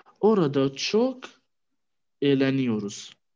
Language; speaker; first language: Turkish; non-native, learner; Arabic